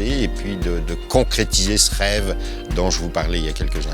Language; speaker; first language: French; native; French